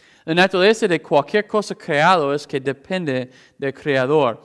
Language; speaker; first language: Spanish; non-native, fluent; English